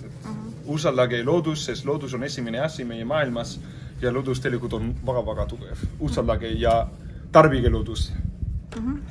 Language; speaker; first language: Estonian; non-native, learner; Spanish